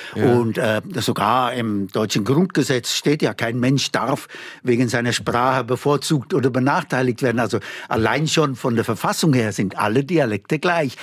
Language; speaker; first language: German; non-native, fluent; English